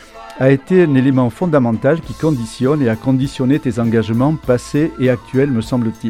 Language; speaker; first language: French; native; French